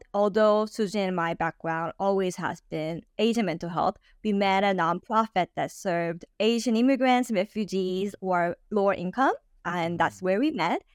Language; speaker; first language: English; native; English